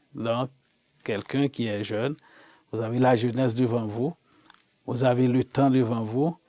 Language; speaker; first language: French; non-native, local second language; Haitian Creole